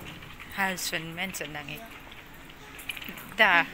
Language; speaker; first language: Dutch; non-native, learner; Thai